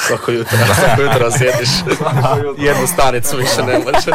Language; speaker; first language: Serbian; native; Serbian